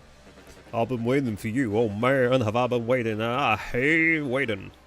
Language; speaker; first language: English; native; English